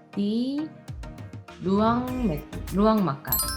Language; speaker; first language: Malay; non-native, learner; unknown